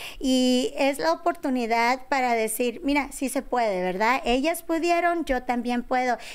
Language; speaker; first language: Spanish; early bilingual, heritage; Spanish